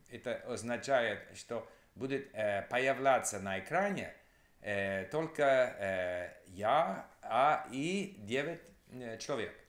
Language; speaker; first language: Russian; non-native, learner; English